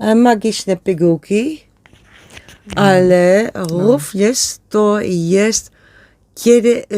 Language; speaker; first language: Polish; non-native, learner; Dutch